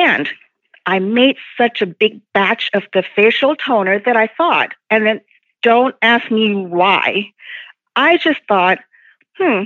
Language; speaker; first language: English; non-native, local second language; Cantonese